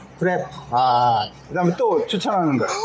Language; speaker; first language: Korean; native; Korean